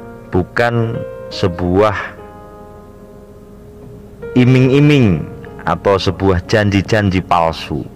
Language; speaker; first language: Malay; non-native, local second language; Javanese